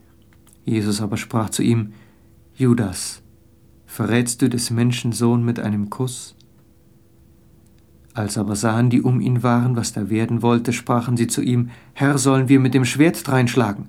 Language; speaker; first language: German; native; German